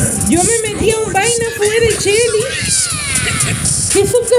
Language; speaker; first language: Spanish; native; Spanish